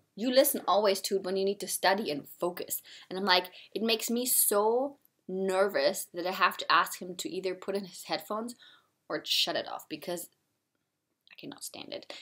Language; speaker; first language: English; non-native, fluent; German